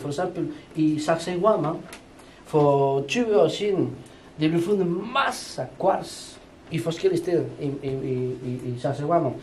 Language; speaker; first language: Danish; non-native, fluent; Spanish